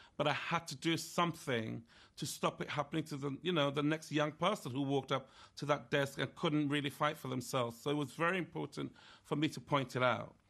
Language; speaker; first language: English; native; English